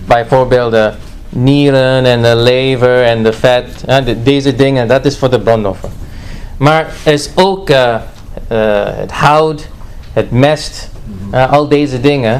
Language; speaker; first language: Dutch; non-native, fluent; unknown